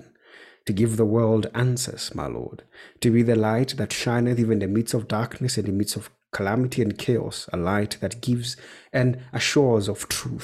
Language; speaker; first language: English; non-native, local second language; Kikuyu